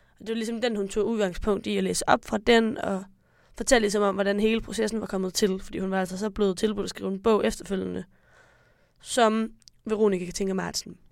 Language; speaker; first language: Danish; native; Danish